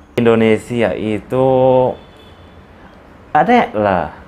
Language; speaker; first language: Indonesian; non-native, learner; Lao